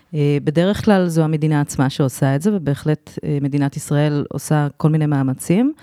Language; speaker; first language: Hebrew; non-native, fluent; English